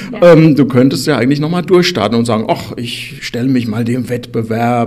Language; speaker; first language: German; native; German